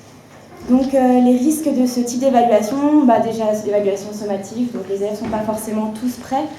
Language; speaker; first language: French; native; French